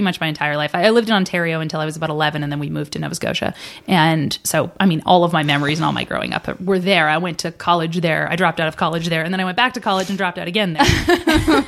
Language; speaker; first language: English; native; English